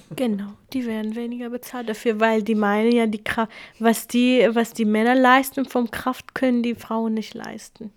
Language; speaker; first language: German; non-native, fluent; Kurdish